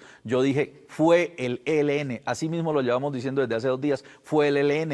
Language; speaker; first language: Spanish; native; Spanish